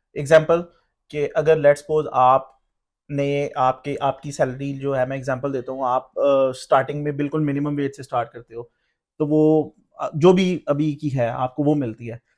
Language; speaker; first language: Urdu; native; Urdu